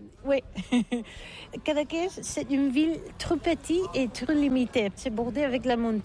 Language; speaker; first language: French; non-native, learner; Catalan